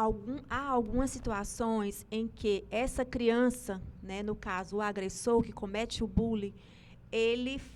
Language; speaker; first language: Portuguese; native; Portuguese